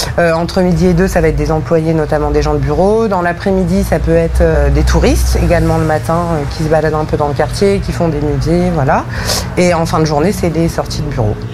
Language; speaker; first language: French; native; French